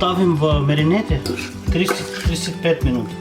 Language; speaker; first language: Russian; non-native, learner; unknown